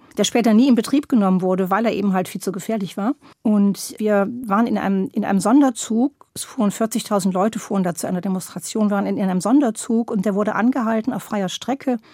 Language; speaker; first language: German; native; German